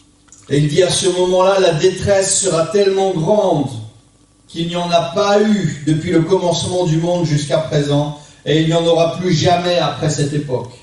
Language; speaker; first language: French; native; French